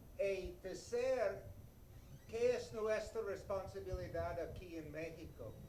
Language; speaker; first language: Spanish; non-native, learner; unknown